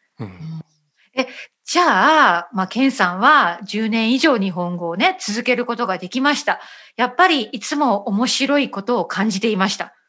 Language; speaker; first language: Japanese; native; Japanese